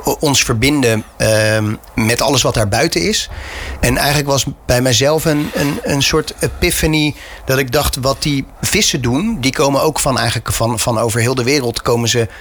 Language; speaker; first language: Dutch; native; Dutch